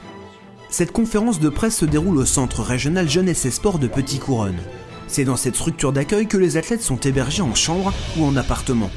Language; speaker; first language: French; native; French